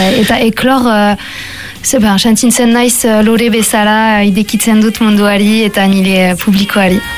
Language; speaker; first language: Basque; non-native, local second language; French